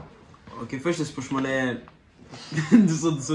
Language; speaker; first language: Norwegian; early bilingual, other home language; Somali